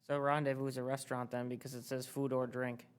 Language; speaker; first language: English; native; English